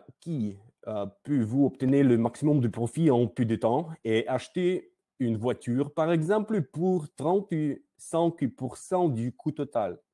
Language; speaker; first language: French; non-native, learner; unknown